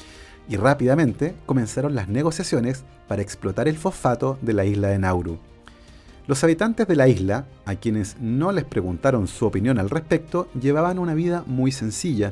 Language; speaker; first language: Spanish; native; Spanish